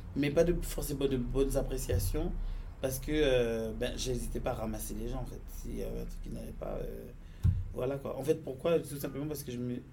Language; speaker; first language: French; native; French